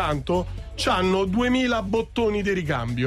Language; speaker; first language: Italian; native; Italian